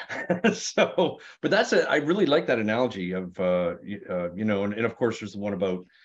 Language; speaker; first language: English; native; English